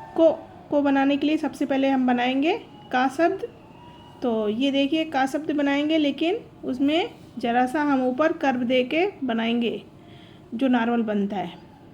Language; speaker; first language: Hindi; native; Hindi